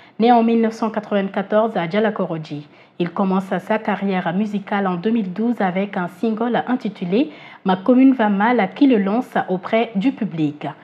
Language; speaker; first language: French; non-native, local second language; Bambara